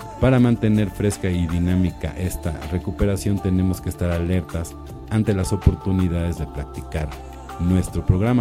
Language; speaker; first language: Spanish; native; Spanish